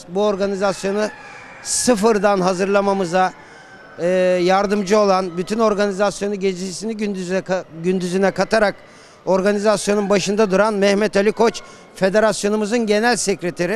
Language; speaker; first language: Turkish; native; Turkish